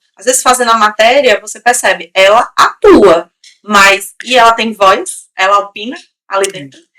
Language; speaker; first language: Portuguese; native; Portuguese